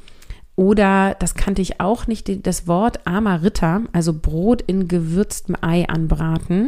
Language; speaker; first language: German; native; German